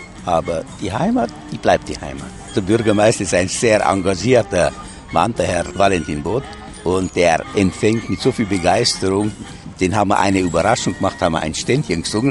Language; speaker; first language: German; native; German